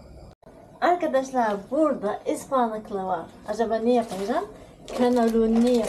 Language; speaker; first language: Turkish; non-native, learner; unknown